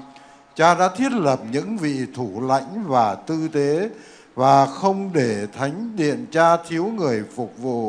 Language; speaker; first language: Vietnamese; native; Vietnamese